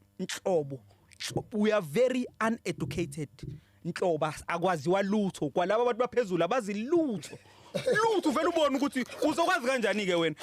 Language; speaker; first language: Zulu; native; Zulu